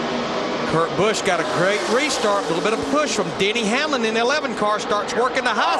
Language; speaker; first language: English; native; English